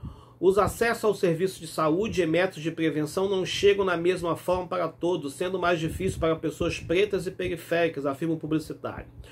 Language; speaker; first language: Portuguese; native; Portuguese